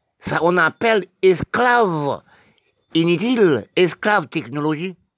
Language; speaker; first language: French; non-native, local second language; Haitian Creole